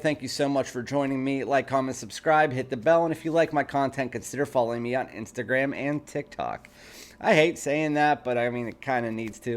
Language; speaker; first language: English; native; English